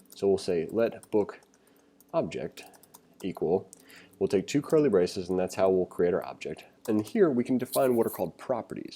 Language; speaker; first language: English; native; English